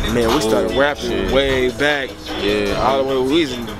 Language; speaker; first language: English; native; English